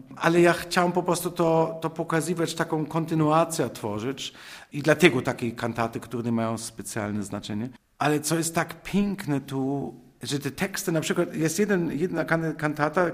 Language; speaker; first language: Polish; non-native, fluent; German